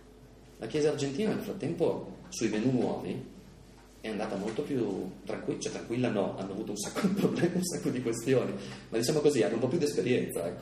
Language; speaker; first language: Italian; native; Italian